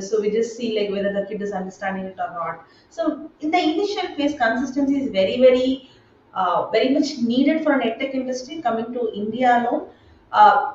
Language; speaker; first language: English; non-native, local second language; Tamil